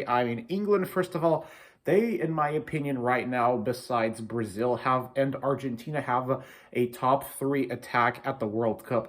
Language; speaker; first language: English; native; English